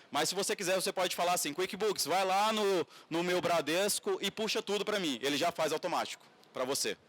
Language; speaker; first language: Portuguese; native; Portuguese